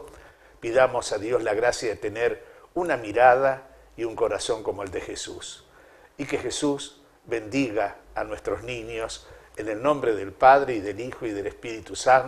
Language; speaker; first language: Spanish; native; Spanish